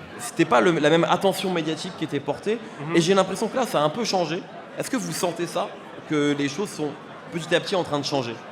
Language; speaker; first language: French; native; French